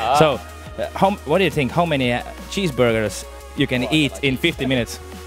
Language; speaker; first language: English; non-native, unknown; Estonian